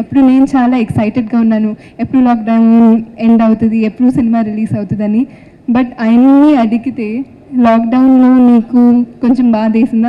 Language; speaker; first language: Telugu; non-native, fluent; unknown